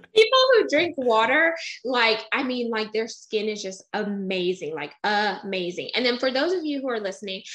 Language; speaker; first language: English; native; English